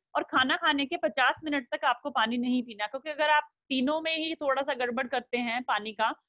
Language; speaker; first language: Hindi; native; Hindi